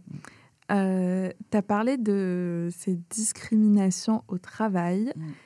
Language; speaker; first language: French; early bilingual, other home language; Arabic